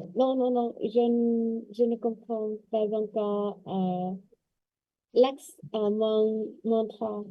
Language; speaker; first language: French; non-native, learner; Vietnamese